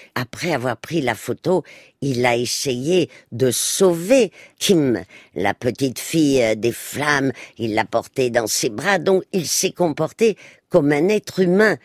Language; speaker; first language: French; early bilingual, other home language; Spanish